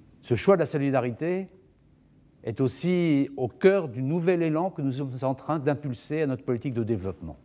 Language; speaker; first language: French; native; French